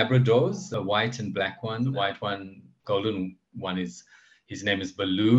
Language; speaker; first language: English; native; English